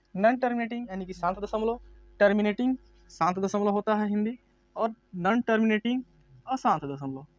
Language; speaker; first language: Hindi; native; Hindi